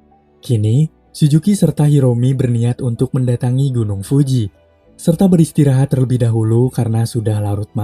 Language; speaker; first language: Indonesian; native; Indonesian